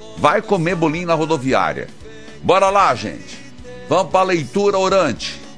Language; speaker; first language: Portuguese; native; Portuguese